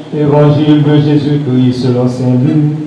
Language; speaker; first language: French; non-native, local second language; Haitian Creole